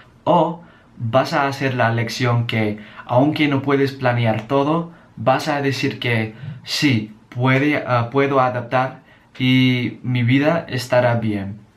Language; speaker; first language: Spanish; non-native, learner; English